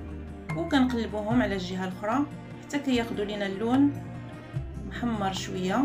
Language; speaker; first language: Arabic; native; Arabic